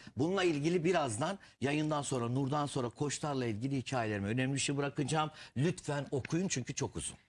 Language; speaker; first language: Turkish; native; Turkish